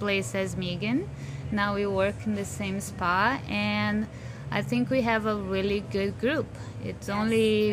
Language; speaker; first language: English; non-native, fluent; Portuguese